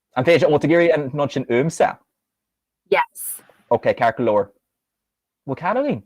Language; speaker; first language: Irish; native; Irish